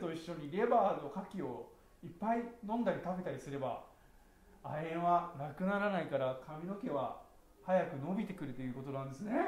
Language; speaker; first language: Japanese; native; Japanese